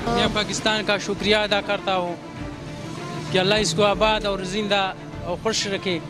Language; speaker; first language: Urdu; non-native, local second language; Pashto